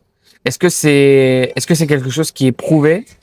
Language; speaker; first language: French; native; French